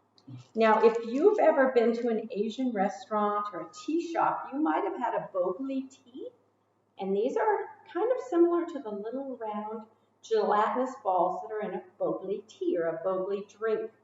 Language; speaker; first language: English; native; English